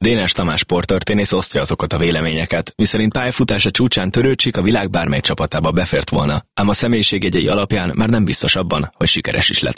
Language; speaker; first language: Hungarian; native; Hungarian